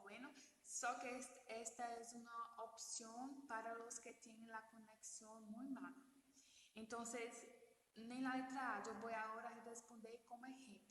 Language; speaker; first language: Spanish; non-native, learner; Portuguese